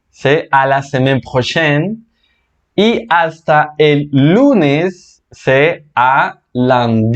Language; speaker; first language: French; non-native, fluent; Spanish